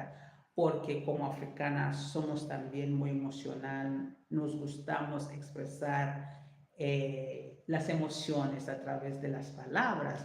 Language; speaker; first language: Spanish; non-native, learner; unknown